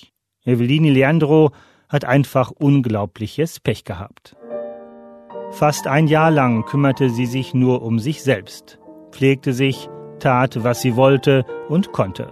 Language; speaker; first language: German; native; German